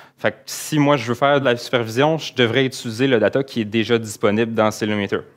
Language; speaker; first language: French; native; French